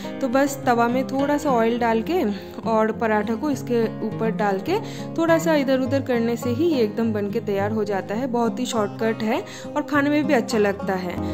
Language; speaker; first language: Hindi; non-native, local second language; Bangla